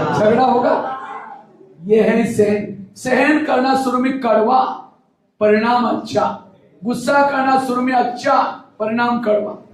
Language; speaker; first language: Hindi; non-native, local second language; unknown